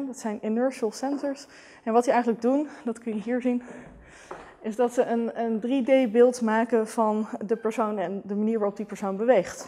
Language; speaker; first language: Dutch; native; Dutch